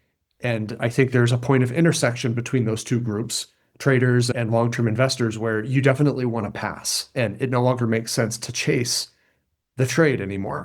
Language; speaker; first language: English; native; English